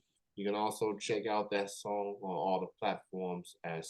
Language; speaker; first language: English; native; English